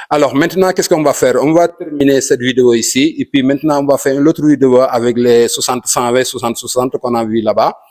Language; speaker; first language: French; non-native, local second language; Wolof